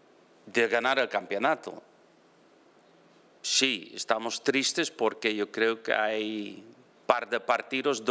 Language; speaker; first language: Spanish; non-native, fluent; Dutch